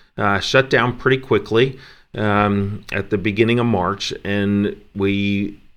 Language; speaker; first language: English; native; English